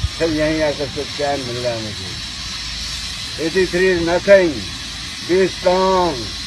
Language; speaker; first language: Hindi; non-native, local second language; Punjabi